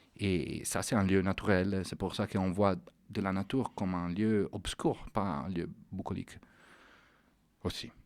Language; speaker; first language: French; non-native, fluent; Italian